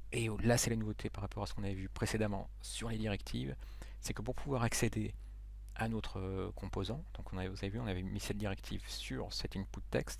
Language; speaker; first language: French; native; French